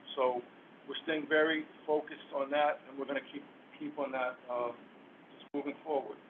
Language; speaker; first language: English; native; English